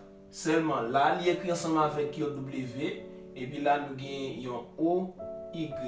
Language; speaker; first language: French; non-native, learner; Haitian Creole